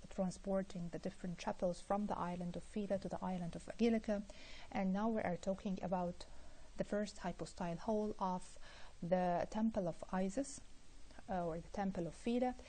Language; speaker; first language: English; non-native, fluent; Arabic